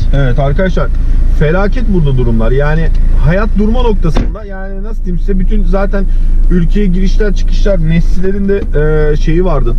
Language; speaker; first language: Turkish; native; Turkish